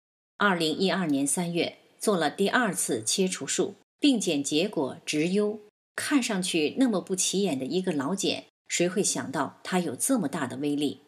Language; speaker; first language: Chinese; native; Chinese